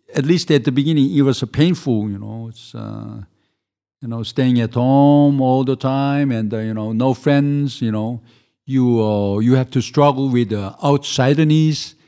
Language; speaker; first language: English; non-native, fluent; Korean